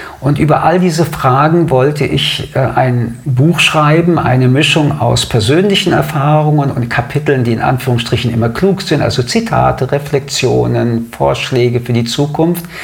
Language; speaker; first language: German; early bilingual, other home language; French